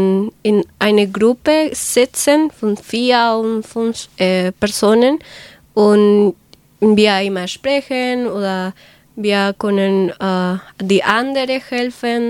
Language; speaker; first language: German; non-native, learner; Spanish